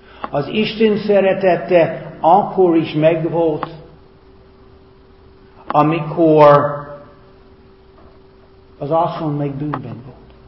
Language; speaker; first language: Hungarian; non-native, fluent; English